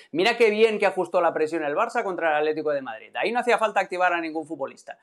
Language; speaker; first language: Spanish; native; Spanish